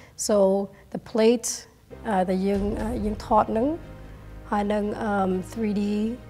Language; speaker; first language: English; early bilingual, other home language; Khmer